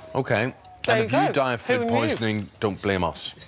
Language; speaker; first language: English; native; English